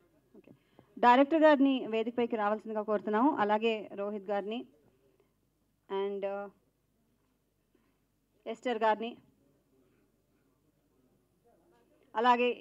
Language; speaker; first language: Telugu; native; Telugu